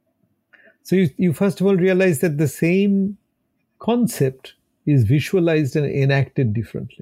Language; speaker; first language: English; non-native, local second language; Bangla